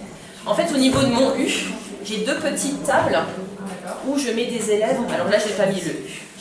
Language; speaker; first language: French; native; French